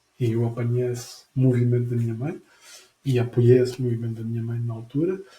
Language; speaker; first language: Portuguese; non-native, fluent; French